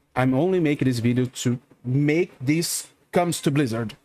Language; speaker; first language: English; non-native, fluent; Portuguese